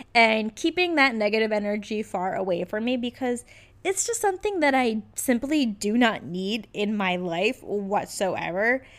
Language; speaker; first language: English; native; English